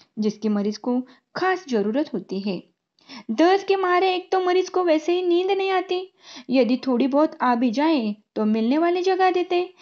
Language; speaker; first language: Hindi; non-native, local second language; Marathi